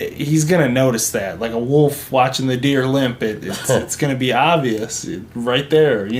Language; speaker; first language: English; native; English